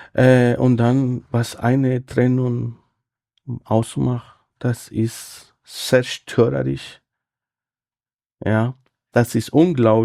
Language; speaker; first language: German; non-native, fluent; Spanish